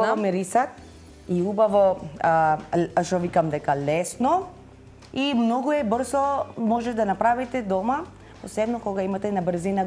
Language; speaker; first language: Macedonian; non-native, learner; Filipino